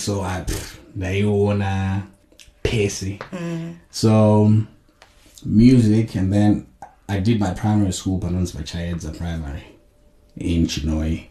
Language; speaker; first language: English; non-native, local second language; Shona